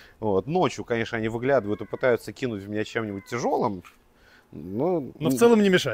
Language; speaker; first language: Russian; native; Russian